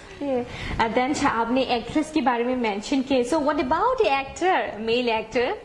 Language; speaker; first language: Hindi; non-native, local second language; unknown